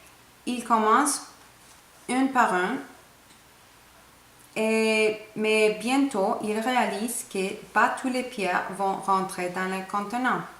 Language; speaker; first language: French; non-native, fluent; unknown